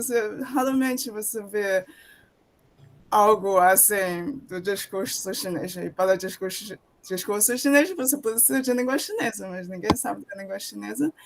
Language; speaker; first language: Portuguese; non-native, fluent; Chinese